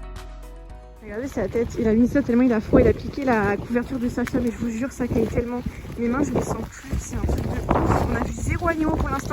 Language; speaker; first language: French; native; French